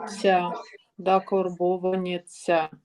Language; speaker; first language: Ukrainian; non-native, learner; Russian